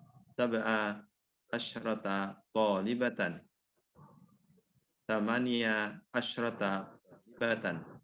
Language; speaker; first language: Arabic; non-native, learner; Indonesian